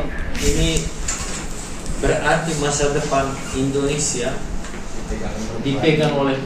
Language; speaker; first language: Indonesian; non-native, fluent; Turkish